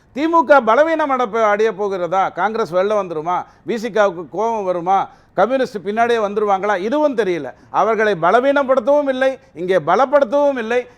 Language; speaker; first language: Tamil; native; Tamil